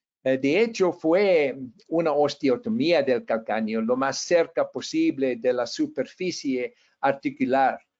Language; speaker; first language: Spanish; non-native, fluent; English